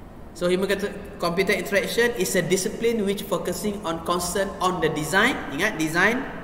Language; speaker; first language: English; non-native, local second language; Malay